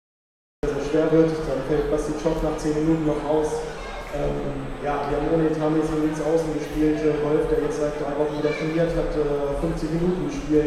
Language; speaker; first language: German; native; German